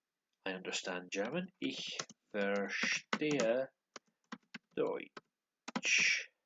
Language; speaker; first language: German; non-native, learner; English